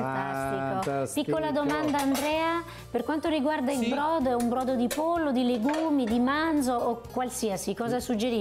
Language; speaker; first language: Italian; early bilingual, heritage; Italian